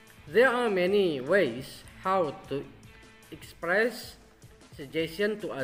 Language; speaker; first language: English; non-native, fluent; Indonesian